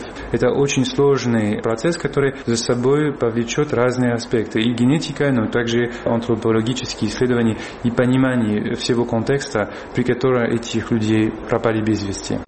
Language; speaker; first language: Russian; non-native, fluent; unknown